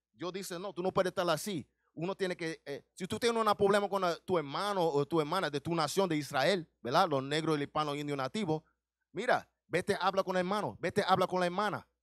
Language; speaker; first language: Spanish; early bilingual, heritage; Spanish